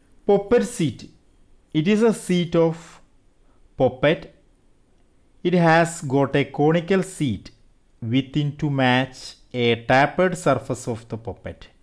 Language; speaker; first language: English; non-native, local second language; Malayalam